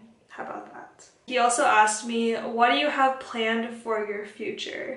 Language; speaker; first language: English; native; English